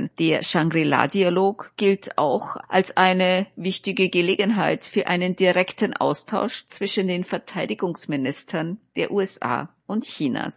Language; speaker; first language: German; native; German